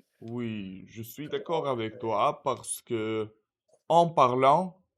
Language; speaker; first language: French; non-native, learner; Russian